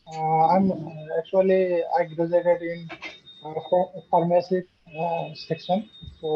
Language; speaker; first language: English; non-native, learner; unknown